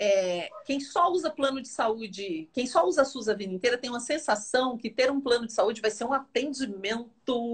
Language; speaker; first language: Portuguese; native; Portuguese